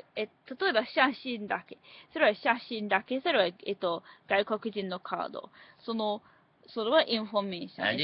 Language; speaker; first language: Japanese; non-native, learner; English